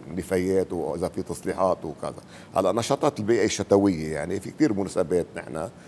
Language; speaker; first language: Arabic; native; Arabic